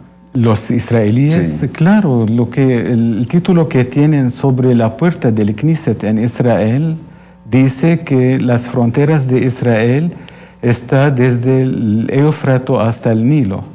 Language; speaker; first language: Spanish; non-native, fluent; Arabic